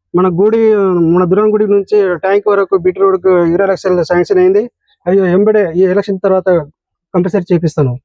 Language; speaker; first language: Telugu; non-native, local second language; Lambadi